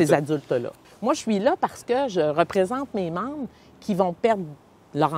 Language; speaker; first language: French; native; French